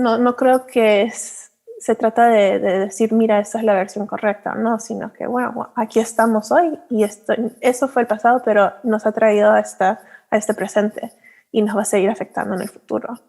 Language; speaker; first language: Spanish; early bilingual, heritage; Spanish